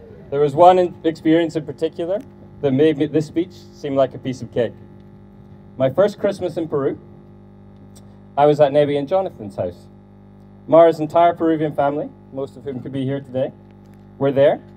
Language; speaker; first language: English; native; English